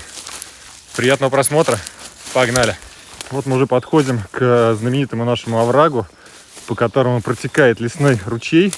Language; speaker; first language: Russian; native; Russian